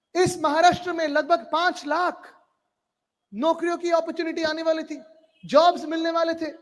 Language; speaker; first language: Hindi; non-native, local second language; Marathi